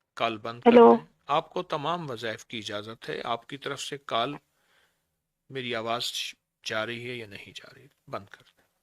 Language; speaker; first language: Urdu; native; Urdu